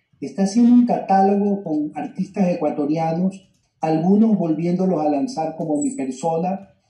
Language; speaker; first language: Spanish; native; Spanish